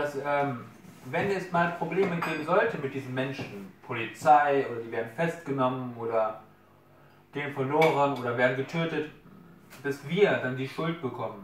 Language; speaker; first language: German; native; German